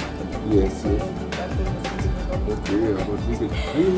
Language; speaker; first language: English; non-native, fluent; German